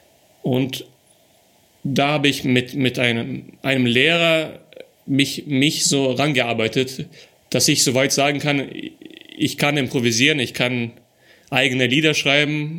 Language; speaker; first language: German; early bilingual, other home language; Russian